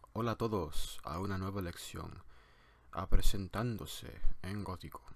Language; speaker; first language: Spanish; non-native, learner; English